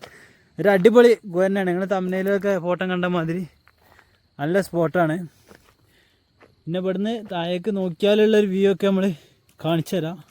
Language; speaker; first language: Malayalam; native; Malayalam